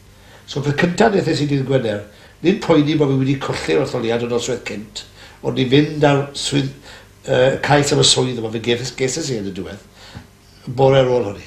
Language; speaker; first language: Welsh; native; Welsh